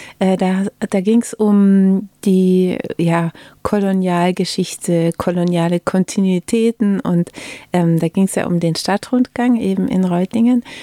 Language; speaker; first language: German; native; German